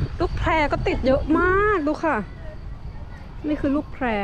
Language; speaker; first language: Thai; native; Thai